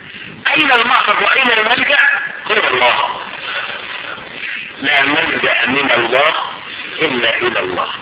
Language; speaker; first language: Arabic; native; Arabic